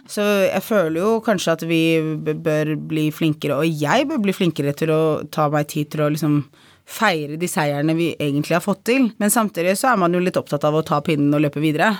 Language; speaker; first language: Norwegian; early bilingual, other home language; Arabic